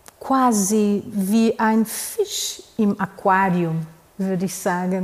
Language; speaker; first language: German; non-native, fluent; Portuguese